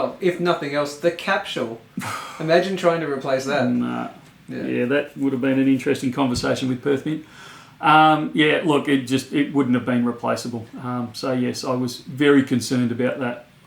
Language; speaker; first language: English; native; English